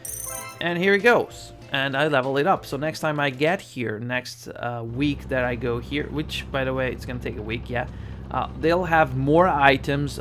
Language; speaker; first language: English; non-native, fluent; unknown